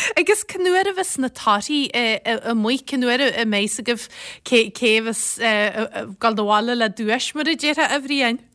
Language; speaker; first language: Irish; native; Irish